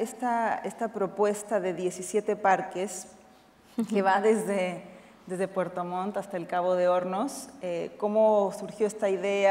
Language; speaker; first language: Spanish; native; Spanish